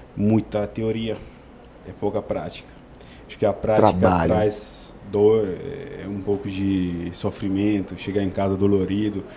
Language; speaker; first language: Portuguese; non-native, fluent; Italian